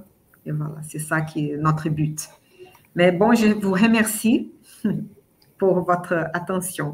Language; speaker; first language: French; non-native, fluent; Portuguese